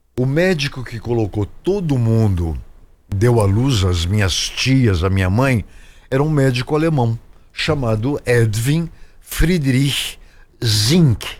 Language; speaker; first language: Portuguese; native; Portuguese